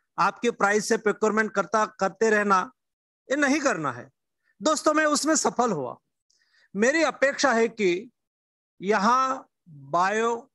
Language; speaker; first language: Hindi; non-native, local second language; Gujarati